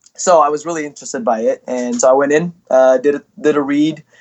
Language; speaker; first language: English; early bilingual, other home language; Indonesian